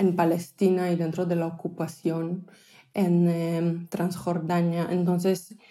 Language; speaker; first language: Spanish; non-native, fluent; Hebrew